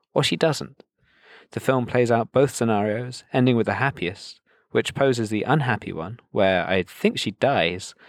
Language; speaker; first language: English; native; English